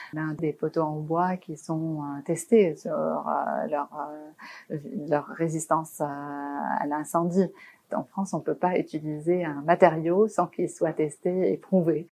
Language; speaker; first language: French; non-native, local second language; Arabic